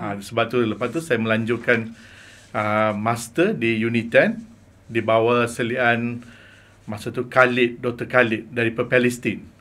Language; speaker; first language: Malay; non-native, local second language; Tamil